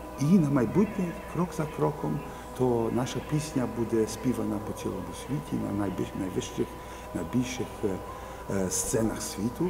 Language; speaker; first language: Ukrainian; early bilingual, heritage; English